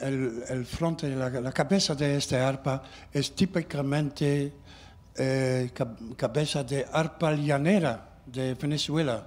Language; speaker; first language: Spanish; non-native, learner; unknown